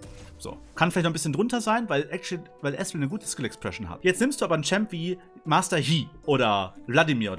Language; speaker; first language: German; native; German